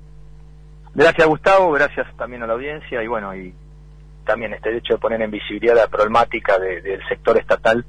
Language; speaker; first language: Spanish; native; Spanish